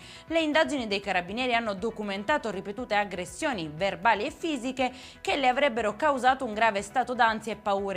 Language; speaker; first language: Italian; native; Italian